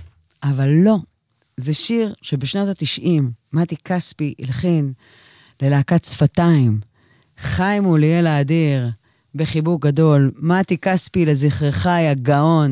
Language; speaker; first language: Hebrew; native; Hebrew